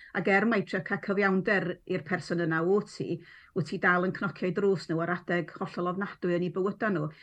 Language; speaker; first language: Welsh; non-native, local second language; English